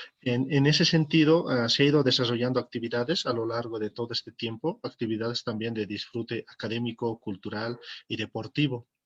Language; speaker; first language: Spanish; native; Spanish